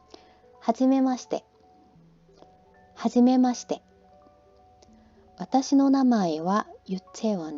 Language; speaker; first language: Japanese; non-native, learner; Korean